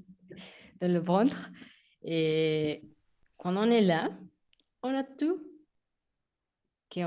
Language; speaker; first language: French; non-native, learner; Spanish